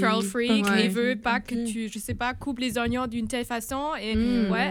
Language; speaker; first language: French; non-native, fluent; German